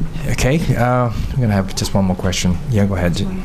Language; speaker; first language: English; non-native, fluent; Japanese